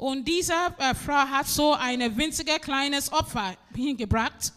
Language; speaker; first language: German; non-native, fluent; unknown